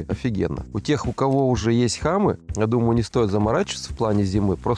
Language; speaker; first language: Russian; native; Russian